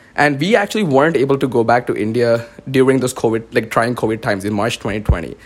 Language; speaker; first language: English; non-native, local second language; Marathi